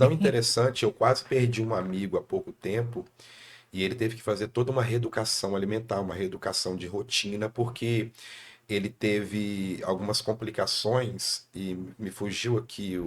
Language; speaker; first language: Portuguese; native; Portuguese